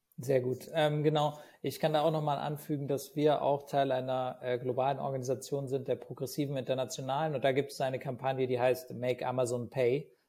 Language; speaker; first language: German; native; German